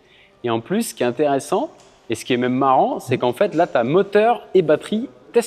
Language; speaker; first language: French; native; French